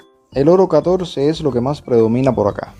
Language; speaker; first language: Spanish; native; Spanish